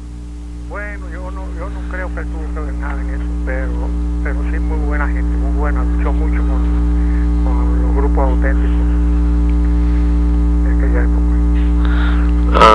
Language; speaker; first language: Spanish; native; Spanish